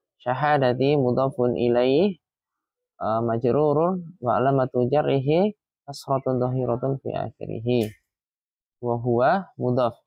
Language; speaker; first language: Arabic; non-native, fluent; Indonesian